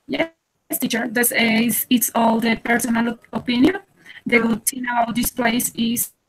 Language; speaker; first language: English; non-native, learner; Spanish